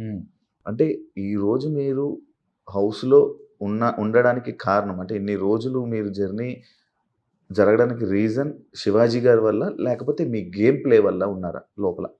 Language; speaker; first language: Telugu; native; Telugu